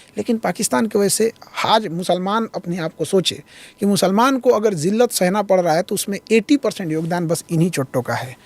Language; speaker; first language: Hindi; native; Hindi